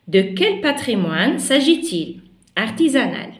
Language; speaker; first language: French; non-native, local second language; Arabic